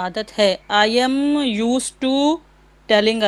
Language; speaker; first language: English; non-native, learner; Hindi